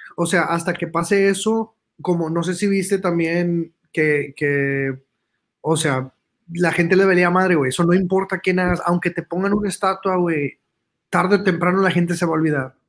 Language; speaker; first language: Spanish; early bilingual, heritage; Spanish